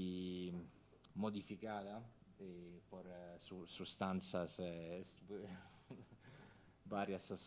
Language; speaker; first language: Spanish; non-native, fluent; Italian